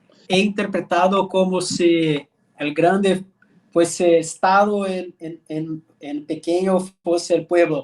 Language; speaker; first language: Spanish; non-native, learner; Portuguese